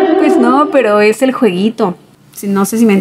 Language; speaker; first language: Spanish; native; Spanish